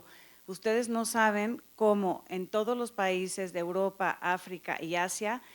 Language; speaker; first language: Spanish; native; Spanish